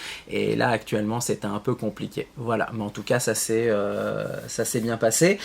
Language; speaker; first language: French; native; French